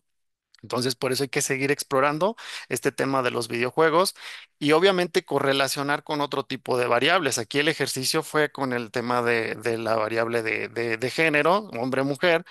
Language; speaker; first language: Spanish; native; Spanish